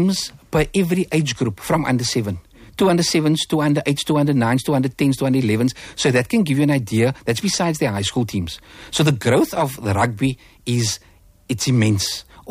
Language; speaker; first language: English; native; English